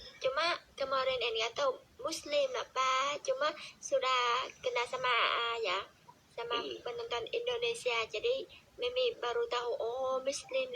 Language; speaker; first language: Indonesian; non-native, learner; Vietnamese